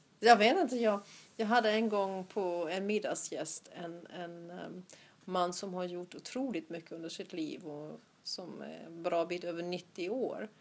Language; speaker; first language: Swedish; non-native, fluent; German